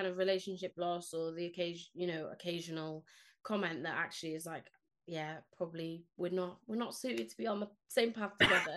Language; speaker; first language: English; non-native, local second language; Spanish